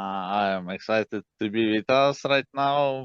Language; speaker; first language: English; non-native, learner; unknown